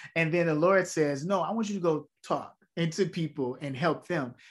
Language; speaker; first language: English; native; English